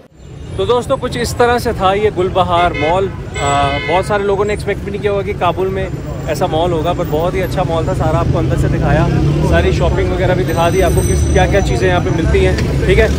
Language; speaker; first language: Hindi; native; Hindi